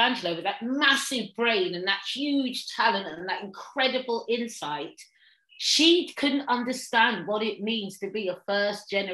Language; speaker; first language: English; native; English